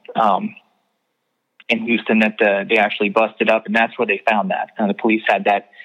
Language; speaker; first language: English; native; English